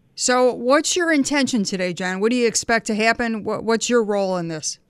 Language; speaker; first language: English; early bilingual, other home language; Italian